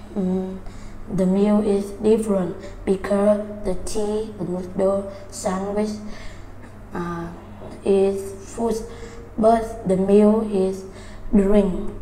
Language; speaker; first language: English; non-native, learner; Vietnamese